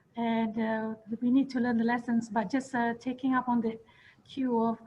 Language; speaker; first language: English; non-native, local second language; Malay